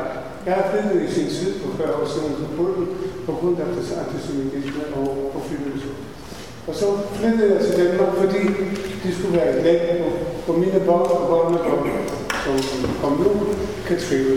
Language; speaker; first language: Danish; non-native, learner; Polish